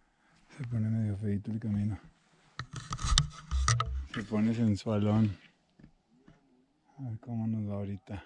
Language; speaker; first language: Spanish; native; Spanish